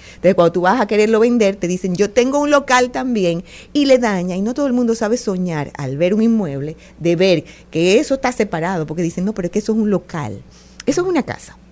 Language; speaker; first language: Spanish; native; Spanish